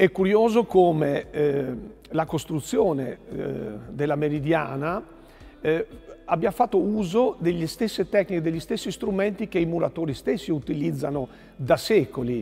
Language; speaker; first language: Italian; native; Italian